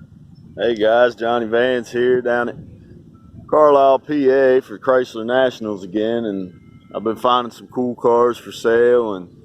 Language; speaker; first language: English; native; English